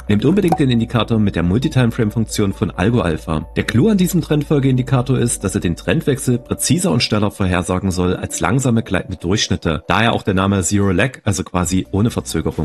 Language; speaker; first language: German; native; German